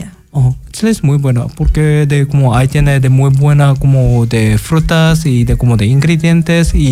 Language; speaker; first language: Spanish; non-native, learner; Korean